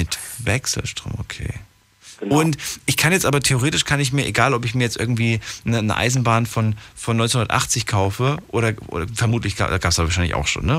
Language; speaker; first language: German; native; German